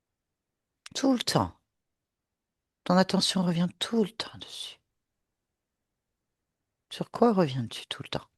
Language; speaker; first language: French; native; French